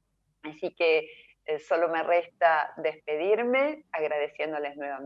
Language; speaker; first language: Spanish; native; Spanish